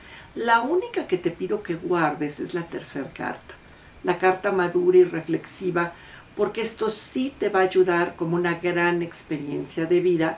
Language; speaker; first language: Spanish; native; Spanish